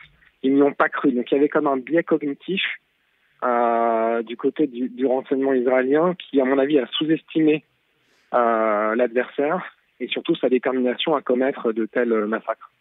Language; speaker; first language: French; native; French